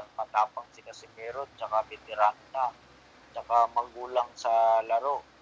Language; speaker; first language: Filipino; non-native, local second language; Cebuano